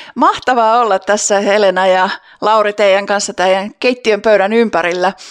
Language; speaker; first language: Finnish; native; Finnish